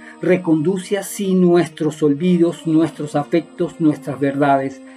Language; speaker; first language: Spanish; native; Spanish